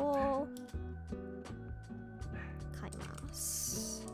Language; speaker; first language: Japanese; non-native, learner; English